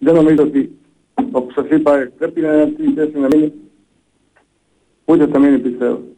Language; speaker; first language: Greek; non-native, fluent; Bosnian